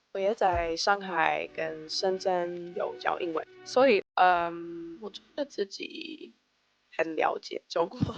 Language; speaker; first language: Chinese; non-native, fluent; English